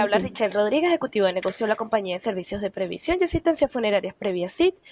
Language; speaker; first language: Spanish; native; Spanish